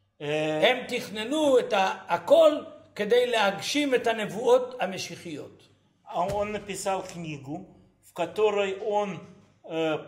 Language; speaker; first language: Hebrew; early bilingual, other home language; Ladino